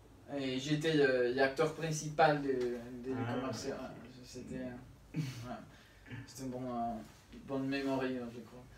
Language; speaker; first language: French; non-native, learner; Spanish